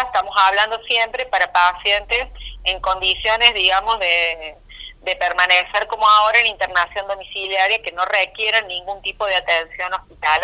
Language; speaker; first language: Spanish; native; Spanish